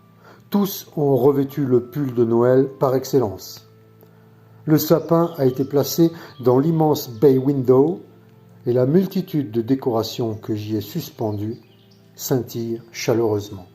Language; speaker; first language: French; native; French